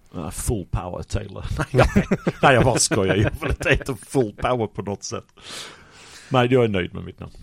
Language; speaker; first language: Swedish; non-native, fluent; English